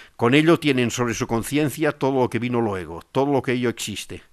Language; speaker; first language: Spanish; non-native, local second language; Catalan